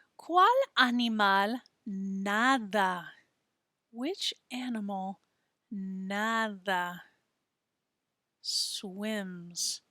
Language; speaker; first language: Spanish; non-native, fluent; English